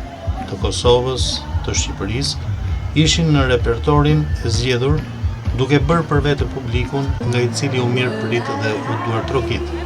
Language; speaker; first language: Albanian; native; Albanian